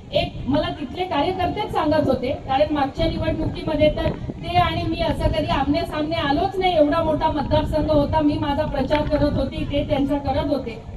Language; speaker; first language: Marathi; native; Marathi